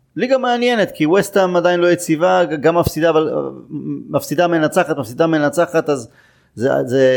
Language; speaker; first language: Hebrew; early bilingual, other home language; Afrikaans